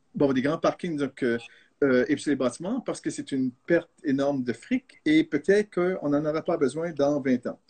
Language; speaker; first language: French; native; French